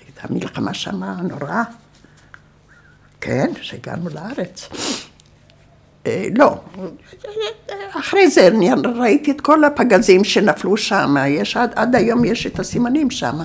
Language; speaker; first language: Hebrew; early bilingual, other home language; Yiddish